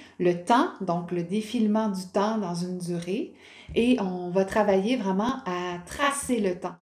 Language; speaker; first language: French; native; French